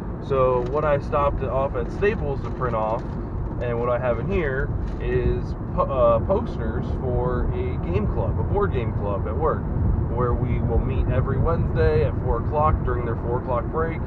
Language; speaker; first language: English; native; English